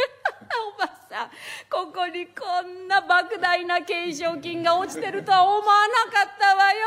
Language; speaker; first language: Japanese; native; Japanese